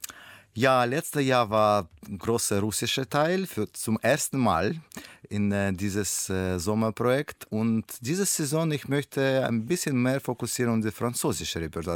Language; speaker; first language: German; non-native, learner; Russian